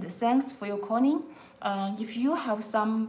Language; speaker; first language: English; non-native, learner; Chinese